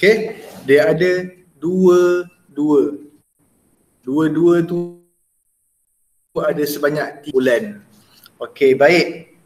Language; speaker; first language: Malay; native; Malay